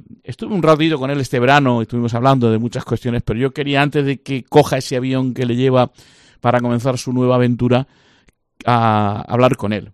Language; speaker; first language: Spanish; native; Spanish